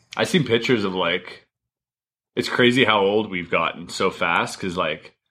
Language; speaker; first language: English; early bilingual, other home language; German